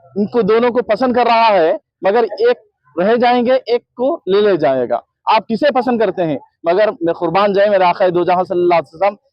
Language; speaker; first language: Urdu; native; Urdu